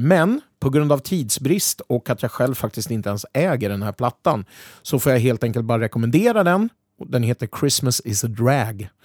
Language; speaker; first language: Swedish; native; Swedish